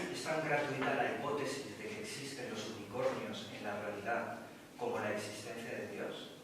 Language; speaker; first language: Spanish; native; Spanish